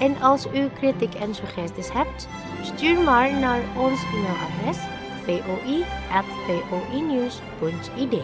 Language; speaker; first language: Dutch; non-native, fluent; Indonesian